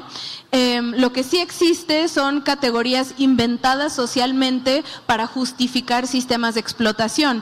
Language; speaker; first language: Spanish; native; Spanish